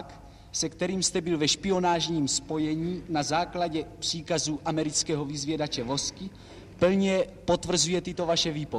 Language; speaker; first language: Czech; native; Czech